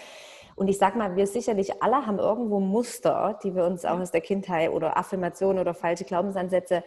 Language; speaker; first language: German; native; German